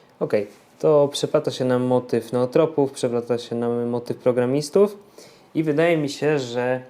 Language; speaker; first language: Polish; native; Polish